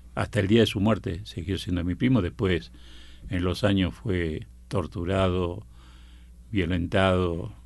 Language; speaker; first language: Spanish; native; Spanish